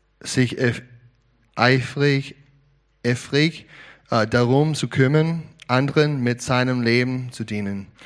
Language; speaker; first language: German; non-native, learner; English